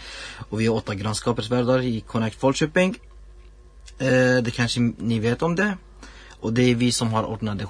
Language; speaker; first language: Swedish; non-native, learner; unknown